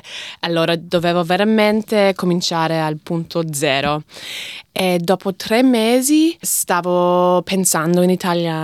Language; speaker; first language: Italian; non-native, fluent; English